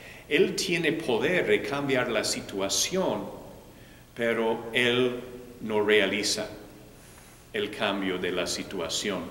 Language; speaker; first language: Spanish; non-native, fluent; English